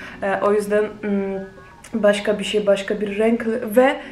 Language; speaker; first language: Turkish; non-native, fluent; Polish